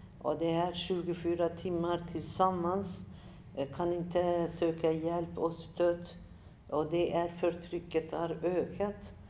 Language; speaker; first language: Swedish; non-native, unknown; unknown